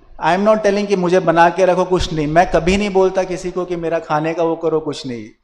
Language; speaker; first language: Hindi; non-native, local second language; Kannada